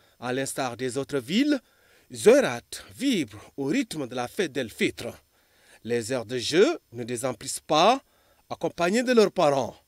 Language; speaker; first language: French; non-native, local second language; Fula